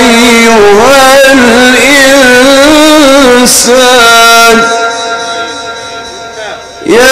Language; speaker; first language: Arabic; native; Arabic